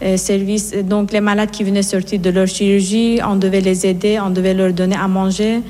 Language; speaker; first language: French; non-native, fluent; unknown